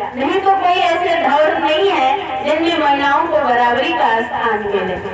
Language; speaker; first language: Hindi; native; Hindi